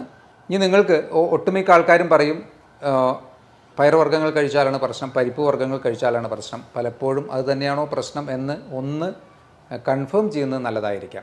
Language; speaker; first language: Malayalam; native; Malayalam